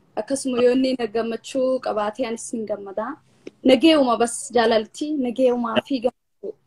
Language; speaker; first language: Oromo; early bilingual, heritage; Oromo